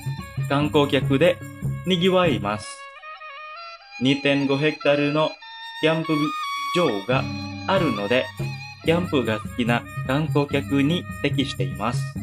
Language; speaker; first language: Japanese; non-native, fluent; Indonesian